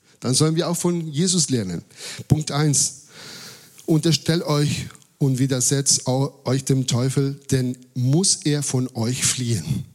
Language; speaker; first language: German; non-native, fluent; Spanish